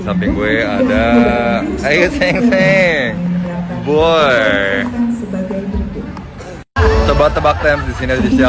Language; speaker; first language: Indonesian; native; Indonesian